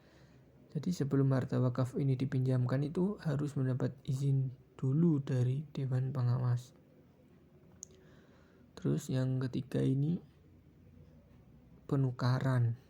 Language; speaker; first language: Indonesian; native; Indonesian